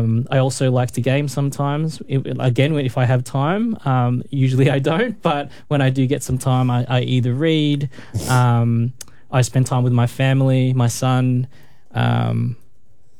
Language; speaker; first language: English; native; English